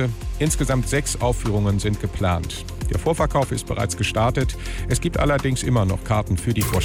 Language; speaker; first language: German; native; German